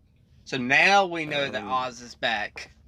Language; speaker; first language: English; native; English